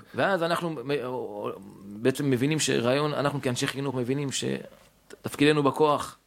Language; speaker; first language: Hebrew; native; Hebrew